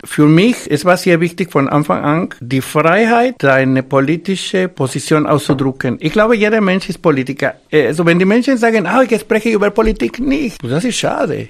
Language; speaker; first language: German; non-native, fluent; Spanish